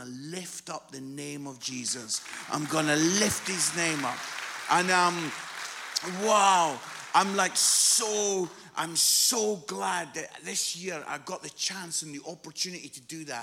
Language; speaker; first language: English; native; English